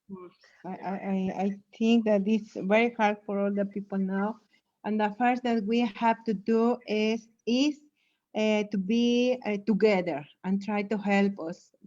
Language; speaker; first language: English; non-native, learner; Spanish